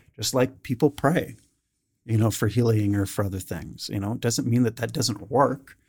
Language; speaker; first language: English; native; English